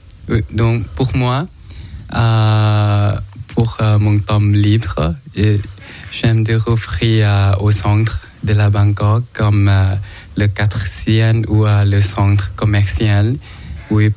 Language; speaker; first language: French; non-native, learner; Thai